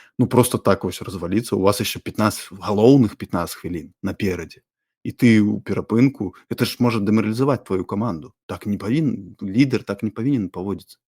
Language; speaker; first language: Belarusian; non-native, local second language; Russian